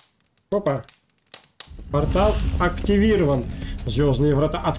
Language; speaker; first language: Russian; native; Russian